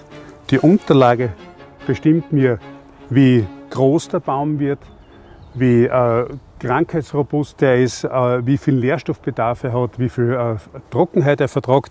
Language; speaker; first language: German; native; German